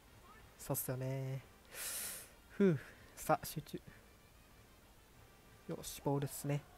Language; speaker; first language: Japanese; native; Japanese